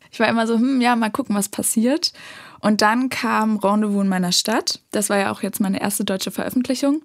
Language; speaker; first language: German; native; German